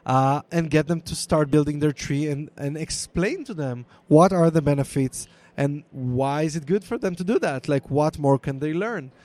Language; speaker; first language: English; non-native, fluent; Hebrew